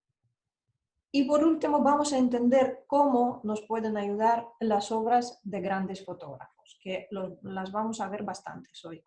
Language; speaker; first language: Spanish; non-native, fluent; Russian